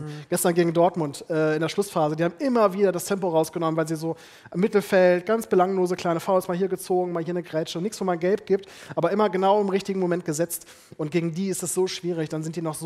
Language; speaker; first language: German; native; German